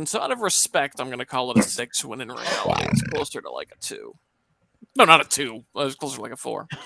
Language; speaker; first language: English; native; English